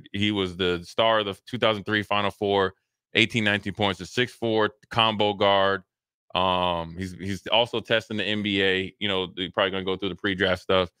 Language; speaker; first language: English; native; English